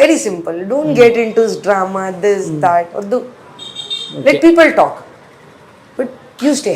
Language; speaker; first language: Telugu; non-native, fluent; Hindi